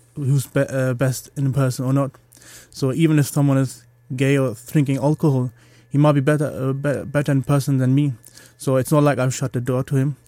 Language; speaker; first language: English; non-native, fluent; German